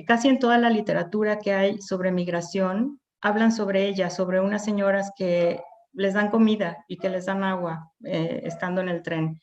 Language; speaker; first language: Spanish; native; Spanish